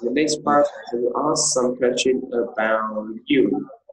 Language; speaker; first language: English; non-native, fluent; Vietnamese